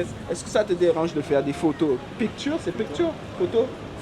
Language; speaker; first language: French; native; French